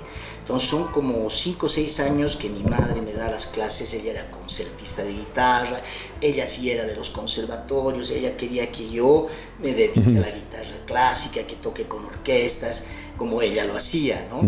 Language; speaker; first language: Spanish; native; Spanish